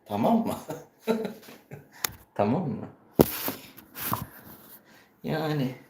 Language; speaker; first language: Turkish; non-native, learner; Filipino